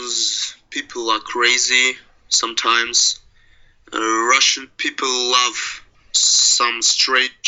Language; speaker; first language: English; non-native, learner; Russian